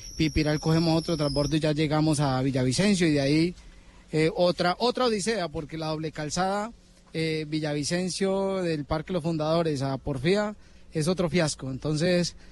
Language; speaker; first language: Spanish; native; Spanish